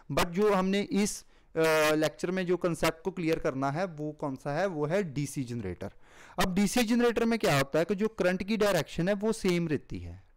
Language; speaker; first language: Hindi; non-native, local second language; Punjabi